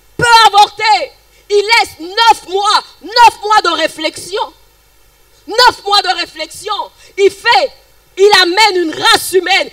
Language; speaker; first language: French; non-native, local second language; Lingala